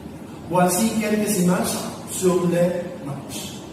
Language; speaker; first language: French; non-native, learner; Spanish